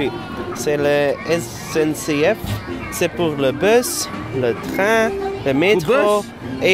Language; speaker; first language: French; non-native, learner; Dutch